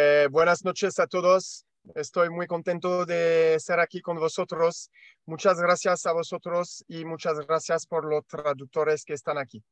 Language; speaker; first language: Spanish; non-native, learner; French